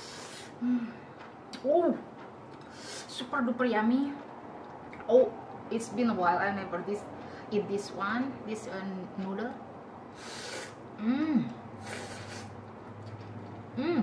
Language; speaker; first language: English; non-native, learner; Indonesian